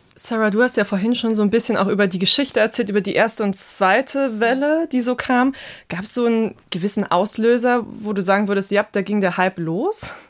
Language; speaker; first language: German; native; German